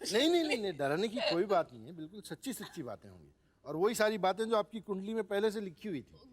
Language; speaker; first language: Hindi; native; Hindi